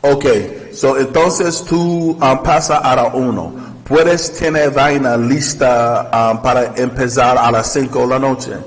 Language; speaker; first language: Spanish; non-native, learner; English